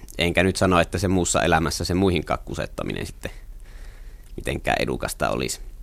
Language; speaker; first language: Finnish; native; Finnish